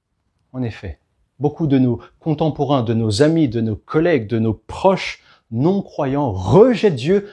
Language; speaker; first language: French; native; French